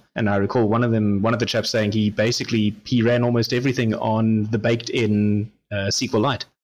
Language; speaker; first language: English; native; English